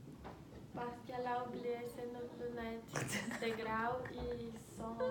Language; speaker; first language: French; non-native, learner; Portuguese